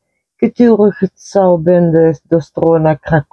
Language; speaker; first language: Polish; non-native, learner; Dutch